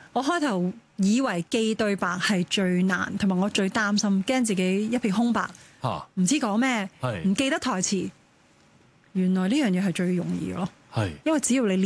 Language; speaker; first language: Cantonese; native; Cantonese